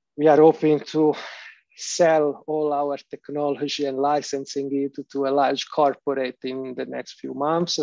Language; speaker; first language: English; non-native, fluent; Italian